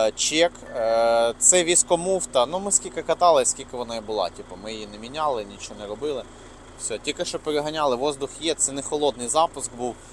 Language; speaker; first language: Ukrainian; non-native, local second language; Russian